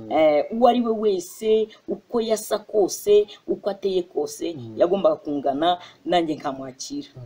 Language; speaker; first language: Kinyarwanda; non-native, fluent; Swahili